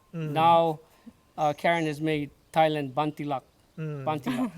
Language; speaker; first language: English; non-native, learner; Thai